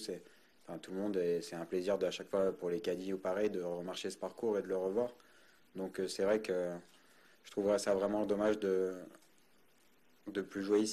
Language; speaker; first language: French; native; French